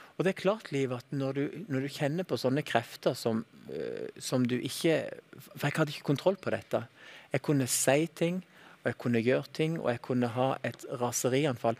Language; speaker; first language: Norwegian; native; Norwegian